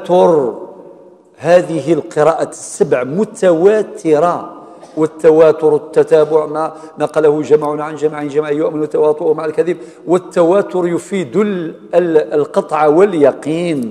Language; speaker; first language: Arabic; non-native, local second language; Kabyle